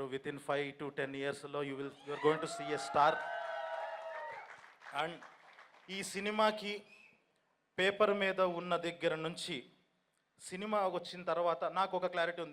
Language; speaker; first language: Telugu; native; Telugu